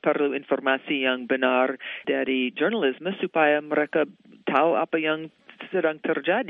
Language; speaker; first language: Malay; non-native, fluent; English